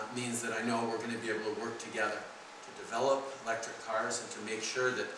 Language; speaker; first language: English; native; English